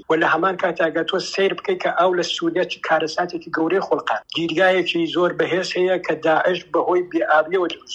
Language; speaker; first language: Central Kurdish; native; Central Kurdish